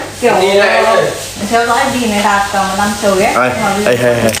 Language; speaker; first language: Vietnamese; non-native, learner; Indonesian